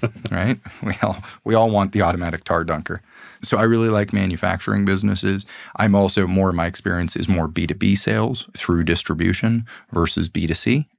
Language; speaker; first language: English; native; English